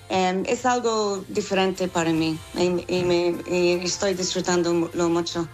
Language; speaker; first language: Spanish; non-native, fluent; English